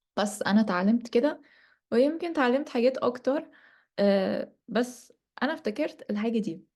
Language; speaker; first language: Egyptian Arabic; non-native, learner; English